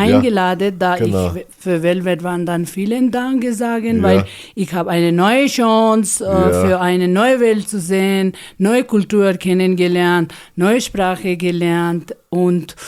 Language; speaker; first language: German; non-native, learner; Ladakhi